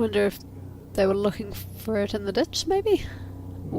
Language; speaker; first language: English; native; English